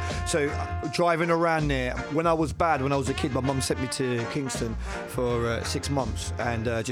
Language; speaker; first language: English; native; English